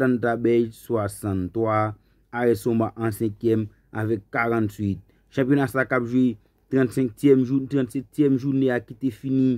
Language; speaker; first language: French; non-native, learner; Haitian Creole